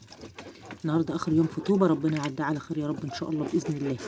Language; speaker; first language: Arabic; native; Arabic